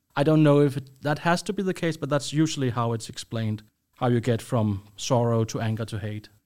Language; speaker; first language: English; non-native, fluent; Danish